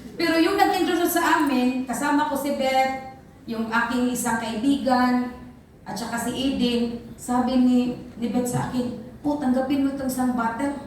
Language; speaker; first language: Filipino; non-native, local second language; Cebuano